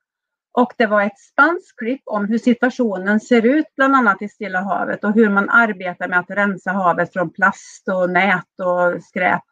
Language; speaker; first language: Swedish; native; Swedish